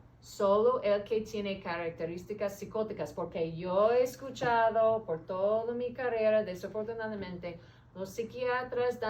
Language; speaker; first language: Spanish; non-native, learner; English